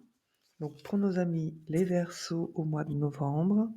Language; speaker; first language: French; native; French